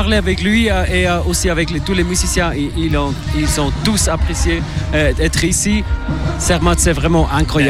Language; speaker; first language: French; non-native, local second language; German